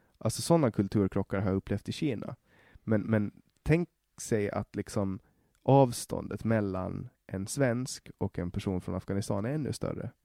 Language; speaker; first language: Swedish; native; Swedish